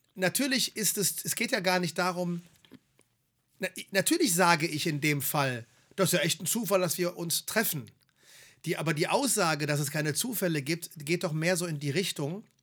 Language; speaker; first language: German; native; German